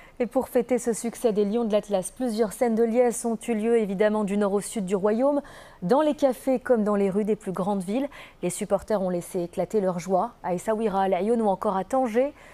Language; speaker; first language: French; non-native, local second language; Arabic